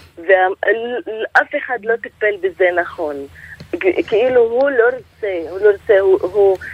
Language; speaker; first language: Hebrew; non-native, local second language; Arabic